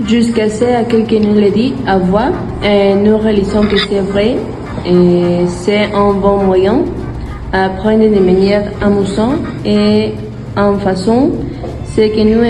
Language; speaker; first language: French; non-native, learner; Spanish